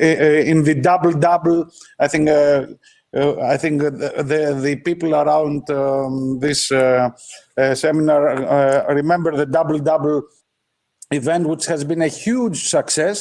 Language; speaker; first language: English; non-native, fluent; Greek